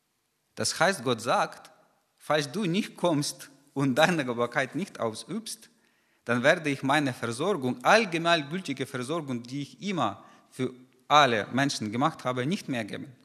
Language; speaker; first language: German; non-native, fluent; Ukrainian